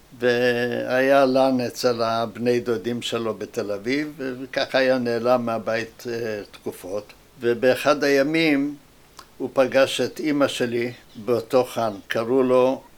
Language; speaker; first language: Hebrew; native; Hebrew